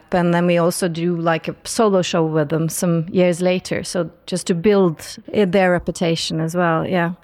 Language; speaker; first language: English; non-native, fluent; Norwegian